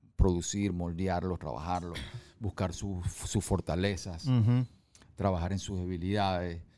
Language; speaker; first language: Spanish; early bilingual, heritage; Spanish